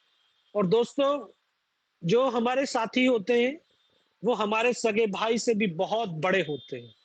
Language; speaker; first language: Hindi; native; Hindi